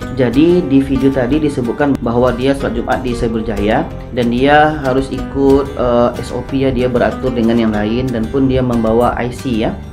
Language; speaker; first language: Malay; native; Malay